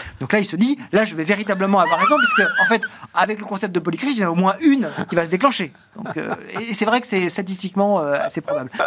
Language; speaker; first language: French; native; French